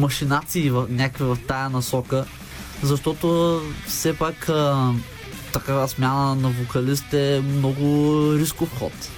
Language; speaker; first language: Bulgarian; native; Bulgarian